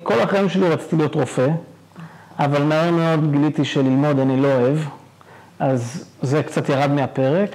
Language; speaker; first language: Hebrew; early bilingual, heritage; Hebrew